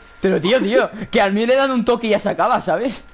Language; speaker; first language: Spanish; native; Spanish